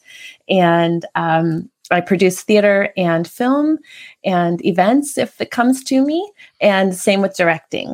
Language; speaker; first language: English; native; English